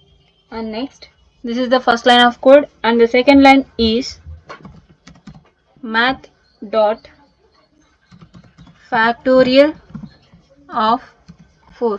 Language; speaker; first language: English; non-native, local second language; Telugu